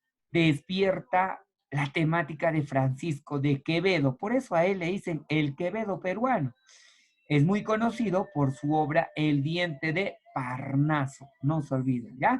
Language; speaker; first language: Spanish; native; Spanish